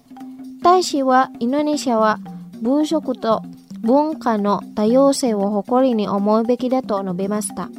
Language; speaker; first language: Japanese; non-native, fluent; Indonesian